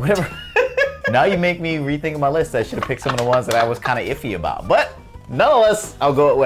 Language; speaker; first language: English; native; English